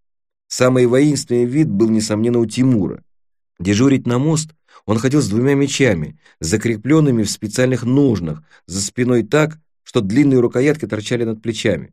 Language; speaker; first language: Russian; native; Russian